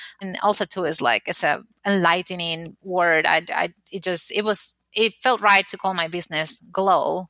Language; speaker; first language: English; non-native, fluent; Spanish